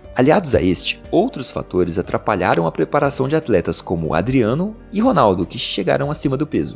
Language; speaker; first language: Portuguese; native; Portuguese